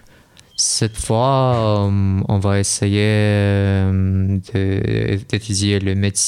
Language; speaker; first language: French; non-native, fluent; Russian